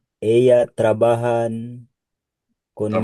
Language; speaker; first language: Spanish; non-native, learner; Filipino